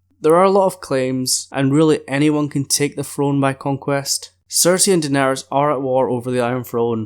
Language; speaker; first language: English; native; English